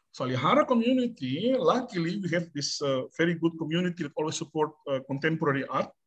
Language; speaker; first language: English; non-native, fluent; Indonesian